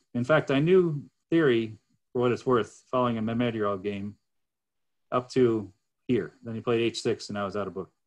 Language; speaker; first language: English; native; English